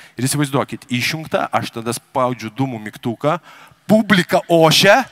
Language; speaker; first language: Lithuanian; native; Lithuanian